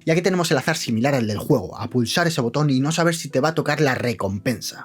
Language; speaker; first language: Spanish; native; Spanish